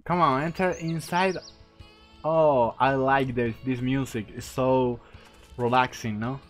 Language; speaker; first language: English; non-native, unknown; Spanish